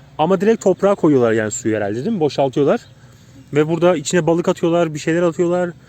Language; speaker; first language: Turkish; native; Turkish